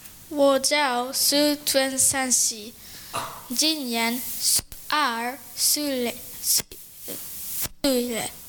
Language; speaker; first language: Chinese; non-native, learner; Japanese